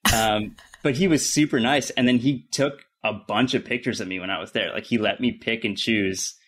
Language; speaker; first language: English; native; English